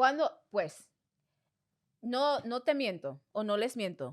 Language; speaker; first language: Spanish; non-native, fluent; English